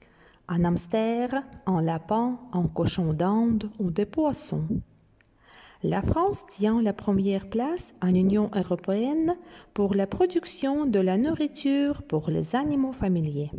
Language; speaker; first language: French; non-native, fluent; Russian